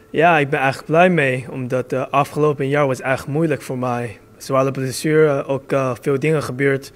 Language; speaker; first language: Dutch; early bilingual, other home language; Chinese